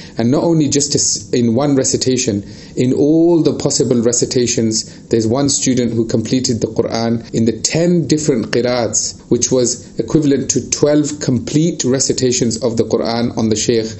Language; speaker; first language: English; early bilingual, other home language; Urdu